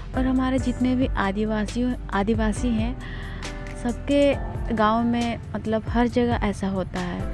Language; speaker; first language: Hindi; non-native, local second language; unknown